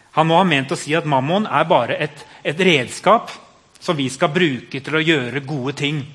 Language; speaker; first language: Norwegian; native; Norwegian